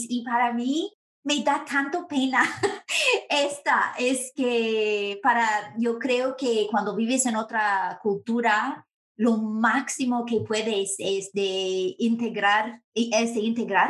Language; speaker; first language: Spanish; non-native, fluent; English